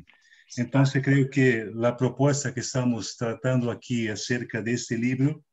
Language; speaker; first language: Spanish; non-native, fluent; Portuguese